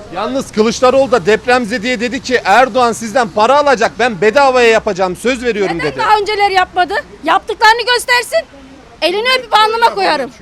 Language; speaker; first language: Turkish; native; Turkish